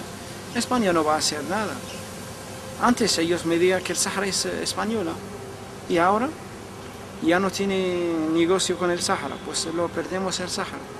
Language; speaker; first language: Spanish; non-native, learner; Arabic